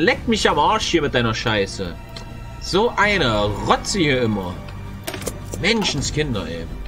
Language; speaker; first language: German; native; German